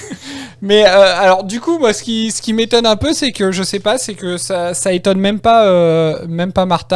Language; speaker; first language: French; native; French